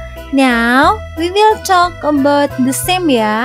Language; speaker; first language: English; non-native, fluent; Indonesian